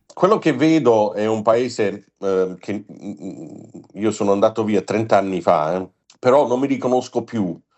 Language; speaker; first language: Italian; non-native, fluent; English